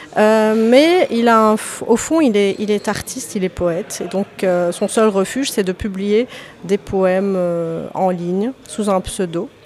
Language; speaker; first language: French; native; French